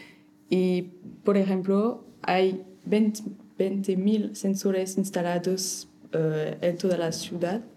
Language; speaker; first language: Spanish; non-native, fluent; French